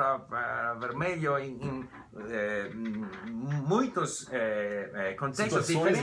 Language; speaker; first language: Portuguese; non-native, learner; English